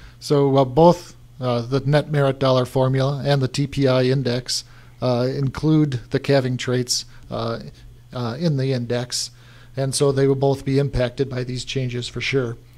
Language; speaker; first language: English; native; English